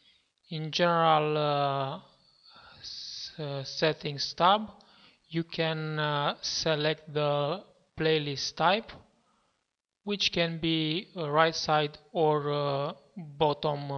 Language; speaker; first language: English; non-native, fluent; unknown